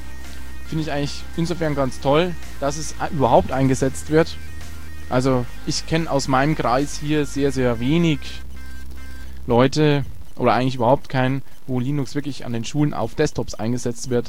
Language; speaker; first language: German; native; German